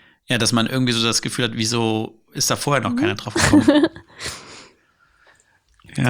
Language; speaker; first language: German; native; German